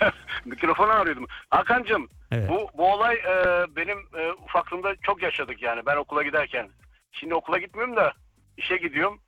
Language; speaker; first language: Turkish; early bilingual, other home language; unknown